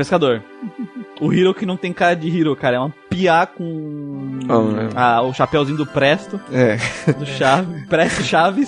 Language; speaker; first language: Portuguese; native; Portuguese